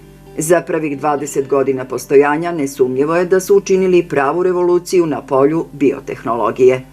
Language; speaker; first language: Serbian; native; Serbian